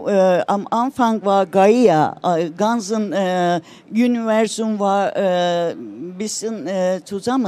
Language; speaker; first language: German; non-native, learner; Turkish